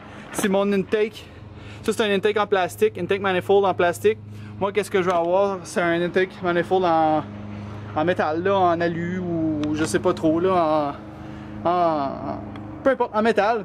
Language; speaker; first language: French; native; French